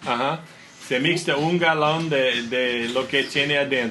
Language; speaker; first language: Spanish; non-native, learner; English